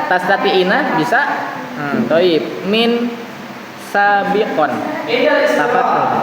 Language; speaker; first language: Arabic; non-native, fluent; Indonesian